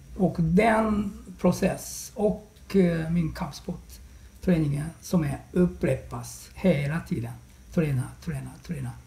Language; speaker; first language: Swedish; non-native, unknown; Japanese